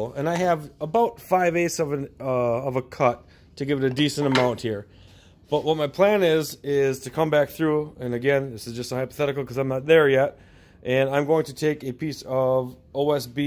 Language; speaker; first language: English; native; English